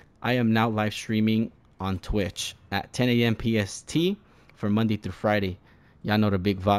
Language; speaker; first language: English; native; English